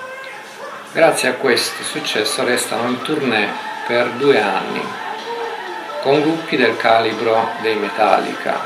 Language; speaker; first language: Italian; native; Italian